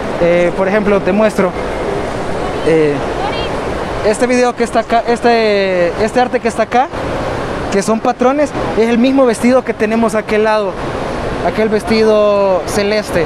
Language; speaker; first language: Spanish; native; Spanish